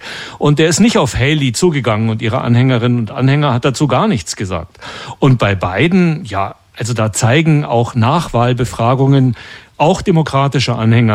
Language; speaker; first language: German; native; German